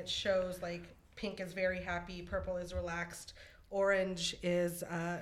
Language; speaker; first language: English; non-native, local second language; Filipino